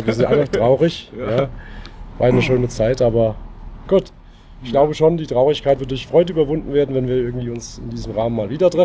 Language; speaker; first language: German; native; German